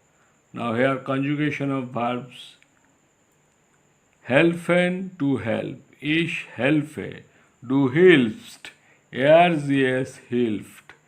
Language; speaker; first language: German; non-native, fluent; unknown